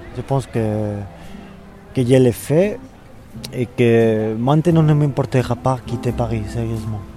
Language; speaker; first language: French; non-native, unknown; Spanish